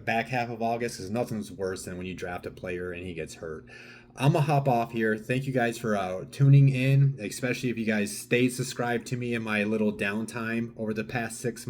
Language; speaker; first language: English; native; English